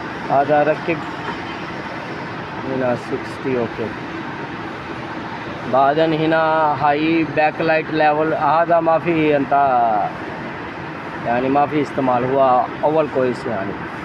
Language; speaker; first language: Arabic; non-native, learner; Hindi